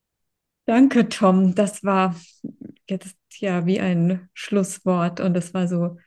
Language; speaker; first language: German; native; German